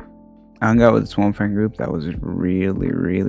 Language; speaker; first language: English; early bilingual, other home language; Arabic